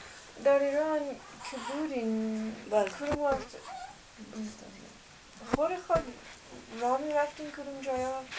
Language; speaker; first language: Persian; non-native, fluent; English